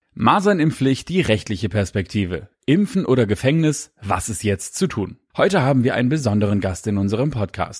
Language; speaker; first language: German; native; German